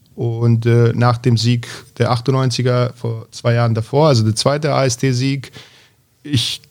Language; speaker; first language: German; early bilingual, other home language; Bosnian